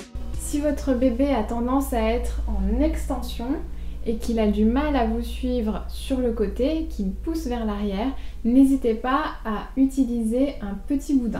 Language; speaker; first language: French; native; French